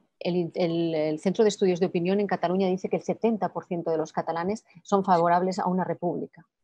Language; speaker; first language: Spanish; non-native, local second language; Catalan